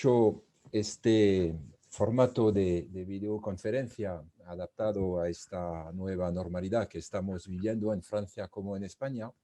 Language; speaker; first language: Spanish; non-native, fluent; French